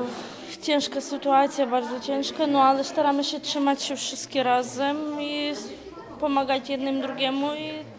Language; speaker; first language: Polish; non-native, learner; Ukrainian